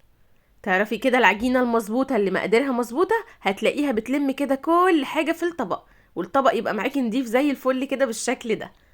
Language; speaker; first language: Arabic; native; Arabic